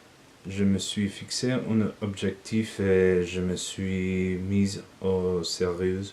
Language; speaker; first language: French; non-native, learner; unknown